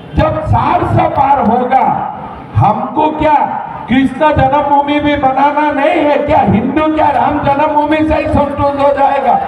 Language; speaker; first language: Hindi; non-native, local second language; Assamese